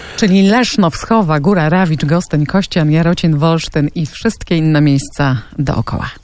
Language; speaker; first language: Polish; native; Polish